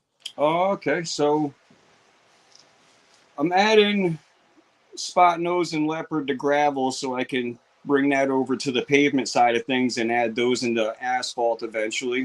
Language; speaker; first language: English; native; English